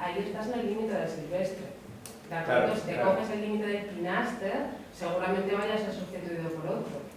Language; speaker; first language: Spanish; native; Spanish